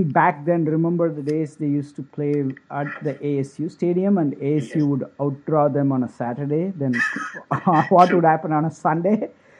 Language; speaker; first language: English; non-native, local second language; Tamil